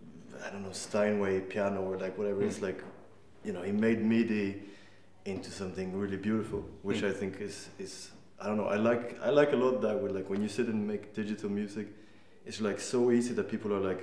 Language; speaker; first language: English; non-native, fluent; Danish